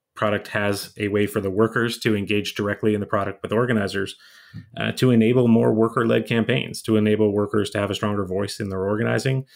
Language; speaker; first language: English; native; English